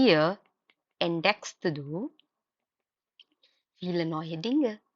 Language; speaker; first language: German; non-native, fluent; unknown